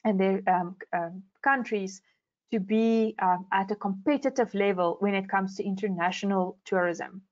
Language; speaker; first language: English; non-native, local second language; Afrikaans